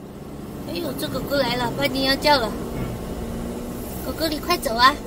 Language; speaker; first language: Chinese; native; Chinese